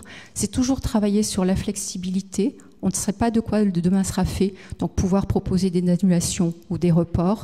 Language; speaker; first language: French; native; French